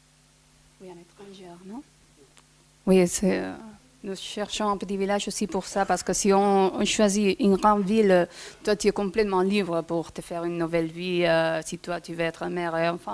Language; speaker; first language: French; non-native, fluent; Spanish